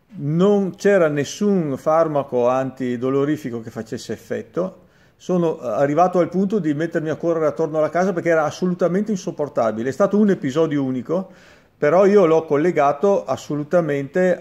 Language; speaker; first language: Italian; native; Italian